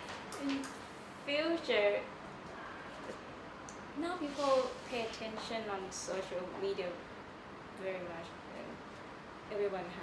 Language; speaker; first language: English; non-native, learner; Thai